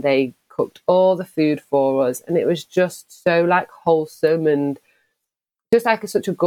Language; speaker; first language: English; native; English